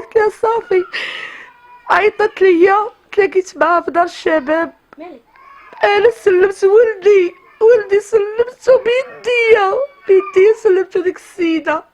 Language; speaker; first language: Arabic; native; Arabic